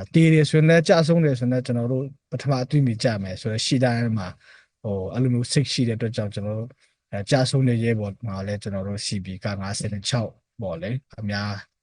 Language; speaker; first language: Burmese; non-native, local second language; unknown